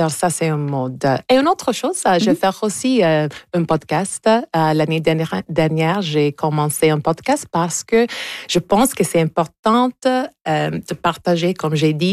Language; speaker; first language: French; non-native, local second language; English